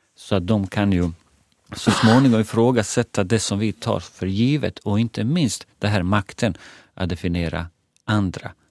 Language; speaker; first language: Swedish; non-native, fluent; Bosnian